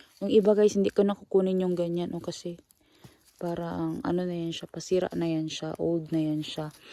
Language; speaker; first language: Filipino; non-native, local second language; Cebuano